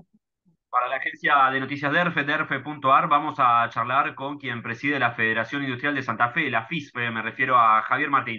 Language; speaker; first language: Spanish; native; Spanish